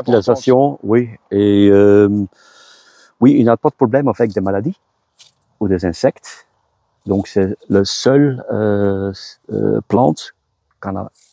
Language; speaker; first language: French; non-native, local second language; Dutch